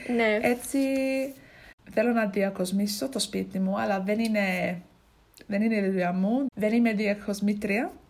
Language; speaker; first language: Greek; non-native, learner; English